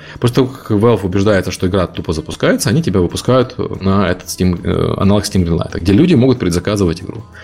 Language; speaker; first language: Russian; native; Russian